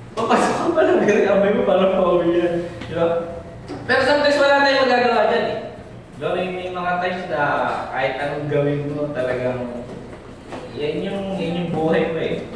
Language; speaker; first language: Filipino; native; Filipino